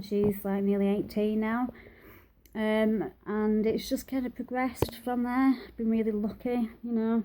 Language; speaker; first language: English; native; English